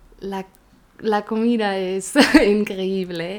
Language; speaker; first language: Spanish; non-native, learner; German